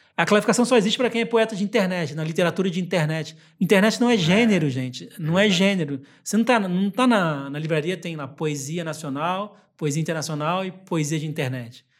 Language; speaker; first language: Portuguese; early bilingual, heritage; Portuguese